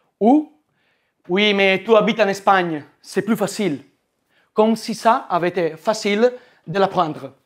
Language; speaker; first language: French; non-native, learner; Italian